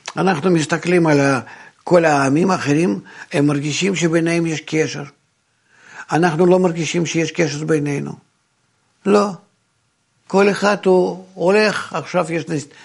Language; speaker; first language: Hebrew; non-native, fluent; Russian